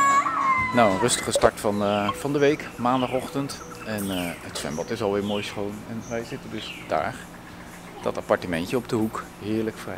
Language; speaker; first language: Dutch; native; Dutch